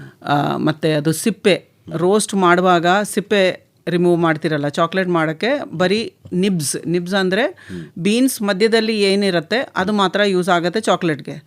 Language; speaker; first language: Kannada; non-native, local second language; Malayalam